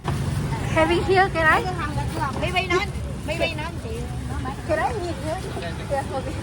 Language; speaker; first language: English; non-native, learner; Indonesian